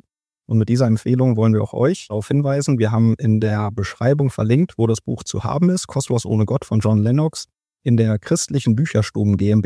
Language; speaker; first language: German; native; German